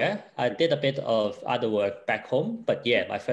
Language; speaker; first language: English; non-native, local second language; Cantonese